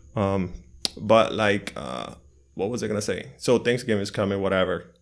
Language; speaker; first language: English; native; English